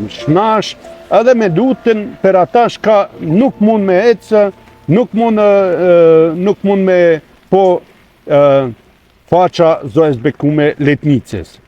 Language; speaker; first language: Albanian; non-native, local second language; Croatian